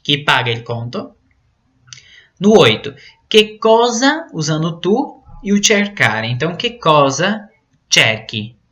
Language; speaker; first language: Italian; non-native, fluent; Portuguese